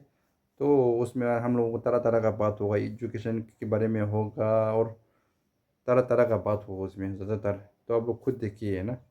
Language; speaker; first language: Hindi; non-native, fluent; Tibetan